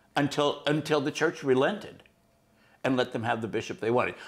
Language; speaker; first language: English; native; English